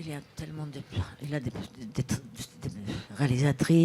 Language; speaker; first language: French; non-native, fluent; Italian